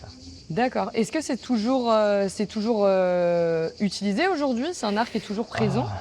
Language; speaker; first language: French; native; French